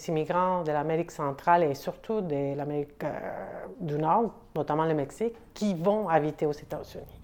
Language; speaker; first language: French; non-native, fluent; Spanish